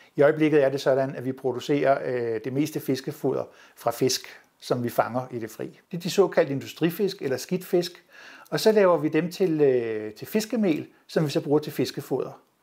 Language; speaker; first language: Danish; native; Danish